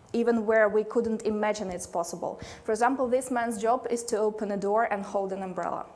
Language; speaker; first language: English; non-native, fluent; Russian